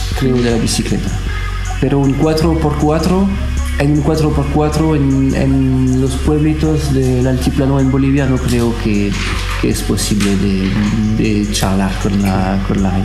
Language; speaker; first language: Spanish; non-native, fluent; French